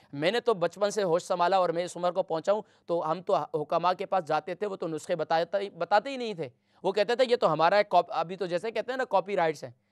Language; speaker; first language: Urdu; native; Urdu